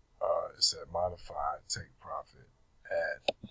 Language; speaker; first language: English; native; English